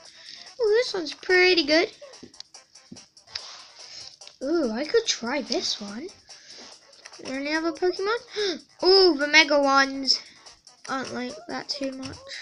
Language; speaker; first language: English; native; English